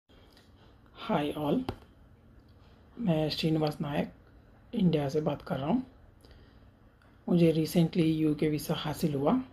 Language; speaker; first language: Hindi; non-native, local second language; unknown